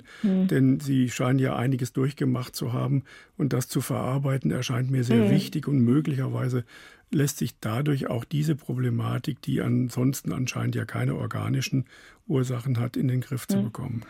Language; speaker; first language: German; native; German